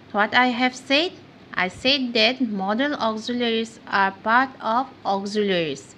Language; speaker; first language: English; non-native, local second language; Assamese